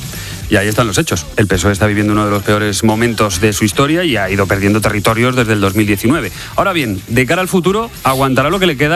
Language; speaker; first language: Spanish; native; Spanish